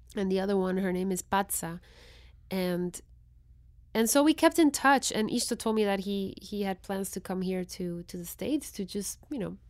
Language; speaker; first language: English; non-native, fluent; Spanish